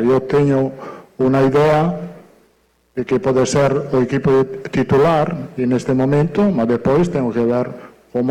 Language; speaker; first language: Portuguese; non-native, fluent; Italian